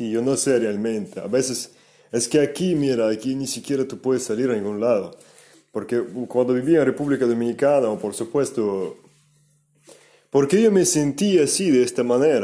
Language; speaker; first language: Spanish; non-native, fluent; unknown